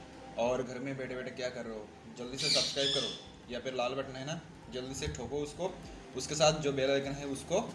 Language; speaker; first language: Hindi; non-native, local second language; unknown